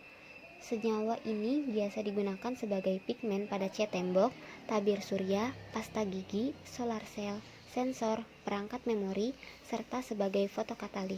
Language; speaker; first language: Indonesian; native; Indonesian